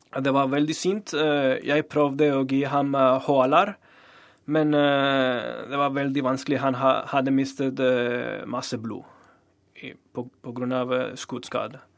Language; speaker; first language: Norwegian; non-native, learner; Spanish